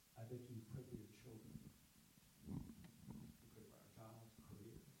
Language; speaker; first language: English; non-native, fluent; Korean